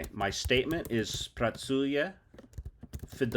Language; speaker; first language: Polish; non-native, learner; English